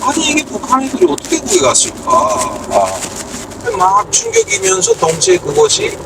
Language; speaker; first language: Korean; native; Korean